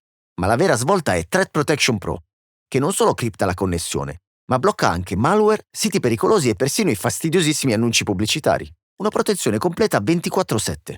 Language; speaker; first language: Italian; native; Italian